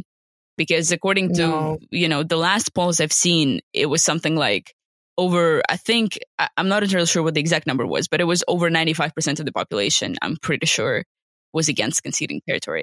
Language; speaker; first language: English; non-native, fluent; Ukrainian